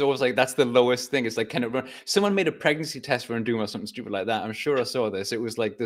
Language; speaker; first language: English; native; English